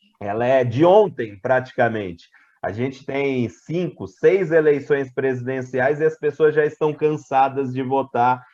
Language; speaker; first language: Portuguese; native; Portuguese